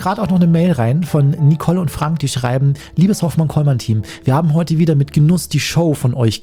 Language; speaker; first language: German; native; German